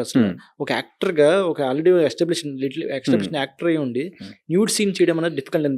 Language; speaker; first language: Telugu; native; Telugu